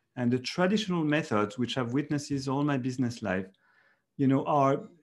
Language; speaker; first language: English; non-native, fluent; French